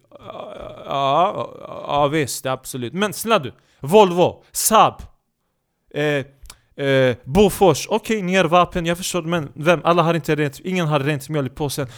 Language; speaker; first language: Swedish; early bilingual, other home language; Turkish